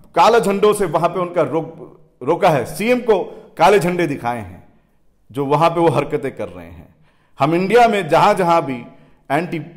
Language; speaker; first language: Hindi; native; Hindi